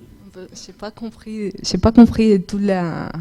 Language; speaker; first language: French; non-native, fluent; Spanish